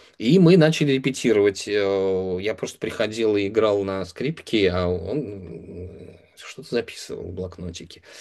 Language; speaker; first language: Russian; native; Russian